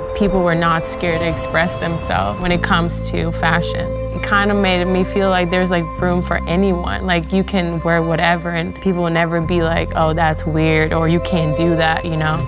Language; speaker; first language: English; early bilingual, other home language; Polish